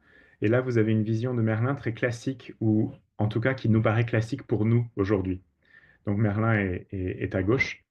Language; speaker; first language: French; native; French